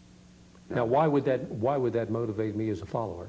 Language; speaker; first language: English; native; English